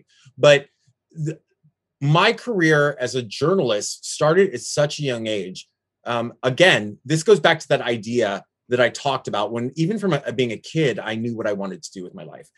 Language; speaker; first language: English; native; English